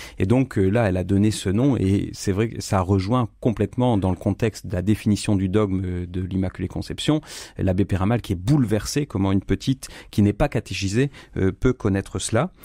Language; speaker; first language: French; native; French